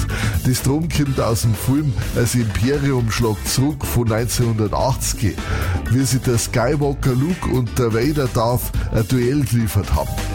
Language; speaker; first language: German; native; German